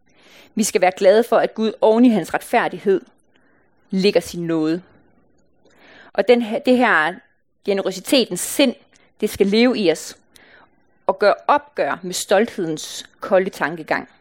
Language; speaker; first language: Danish; native; Danish